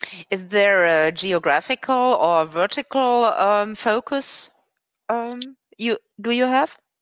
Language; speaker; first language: English; non-native, fluent; German